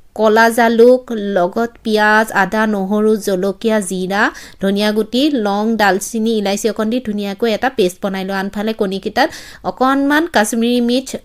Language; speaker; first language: Assamese; native; Assamese